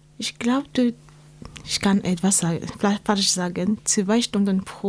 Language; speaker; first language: German; non-native, learner; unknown